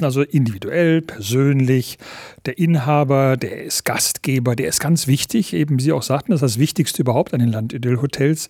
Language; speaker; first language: German; native; German